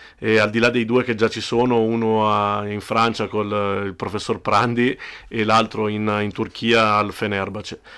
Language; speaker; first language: Italian; native; Italian